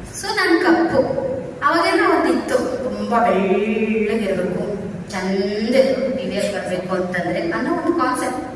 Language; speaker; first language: Kannada; native; Kannada